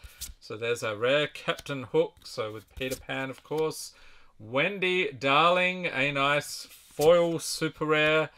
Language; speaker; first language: English; native; English